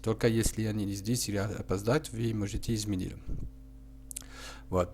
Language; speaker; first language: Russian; non-native, learner; French